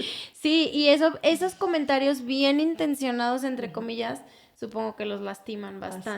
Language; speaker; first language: Spanish; native; Spanish